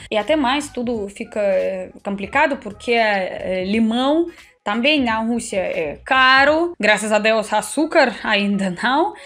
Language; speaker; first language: Portuguese; non-native, fluent; Russian